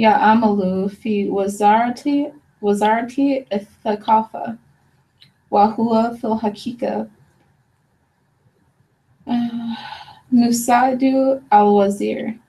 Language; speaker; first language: Arabic; non-native, learner; English